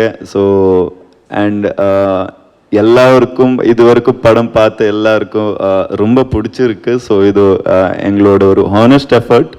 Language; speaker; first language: Tamil; non-native, learner; Kannada